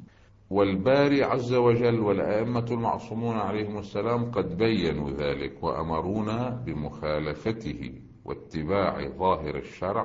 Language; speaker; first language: Arabic; native; Arabic